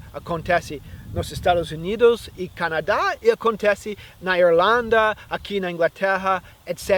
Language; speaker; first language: Portuguese; non-native, fluent; English